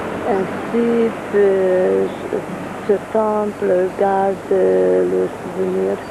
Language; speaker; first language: French; non-native, fluent; Hungarian